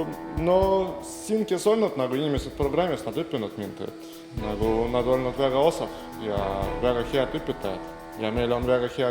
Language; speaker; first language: Estonian; non-native, local second language; Russian